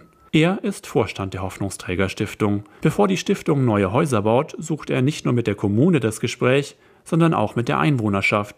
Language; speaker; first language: German; native; German